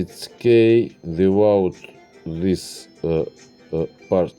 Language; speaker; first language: English; non-native, learner; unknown